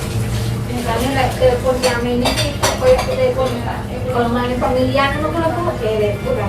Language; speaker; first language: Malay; non-native, local second language; Javanese